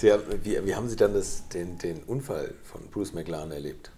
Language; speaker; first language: German; native; German